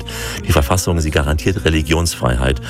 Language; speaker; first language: German; native; German